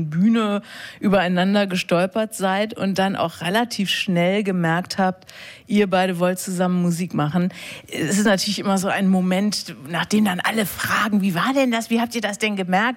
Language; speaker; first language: German; native; German